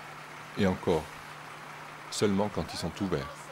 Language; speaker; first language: French; native; French